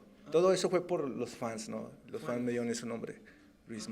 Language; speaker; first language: Spanish; native; Spanish